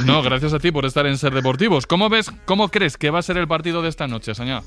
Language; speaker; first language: Spanish; native; Spanish